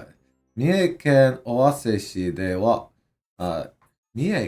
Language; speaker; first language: Japanese; non-native, learner; English